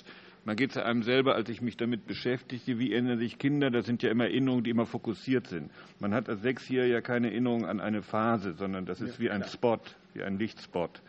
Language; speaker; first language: German; native; German